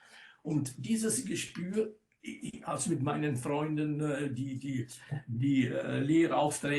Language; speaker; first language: German; non-native, local second language; Italian